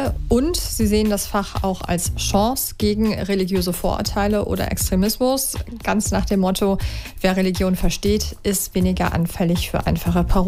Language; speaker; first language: German; native; German